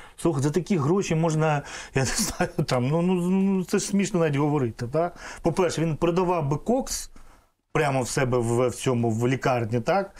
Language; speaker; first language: Ukrainian; non-native, local second language; Russian